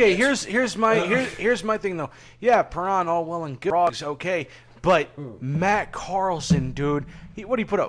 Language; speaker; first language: English; native; English